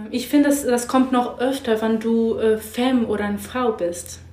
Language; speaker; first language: German; non-native, learner; English